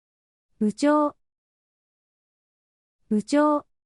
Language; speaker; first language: Japanese; native; Japanese